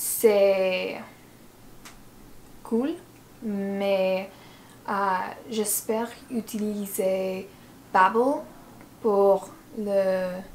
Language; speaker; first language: French; non-native, learner; English